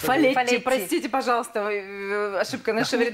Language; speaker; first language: Russian; native; Russian